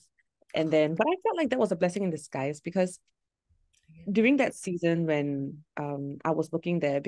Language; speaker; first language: English; native; English